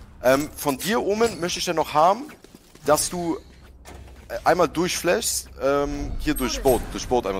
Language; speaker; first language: German; native; German